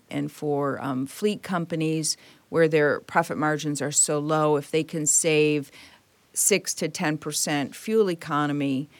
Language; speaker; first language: English; native; English